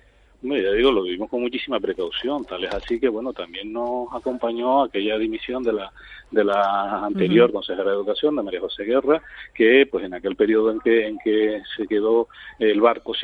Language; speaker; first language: Spanish; native; Spanish